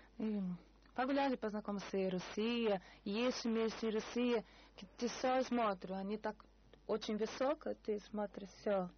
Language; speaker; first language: Russian; non-native, learner; Portuguese